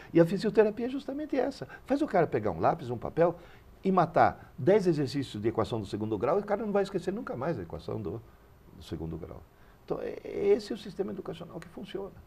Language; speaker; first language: Portuguese; early bilingual, other home language; Italian